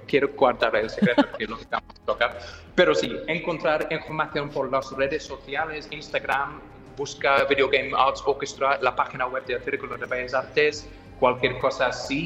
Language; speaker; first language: Spanish; non-native, fluent; English